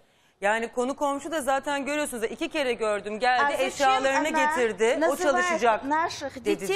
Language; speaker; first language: Turkish; native; Turkish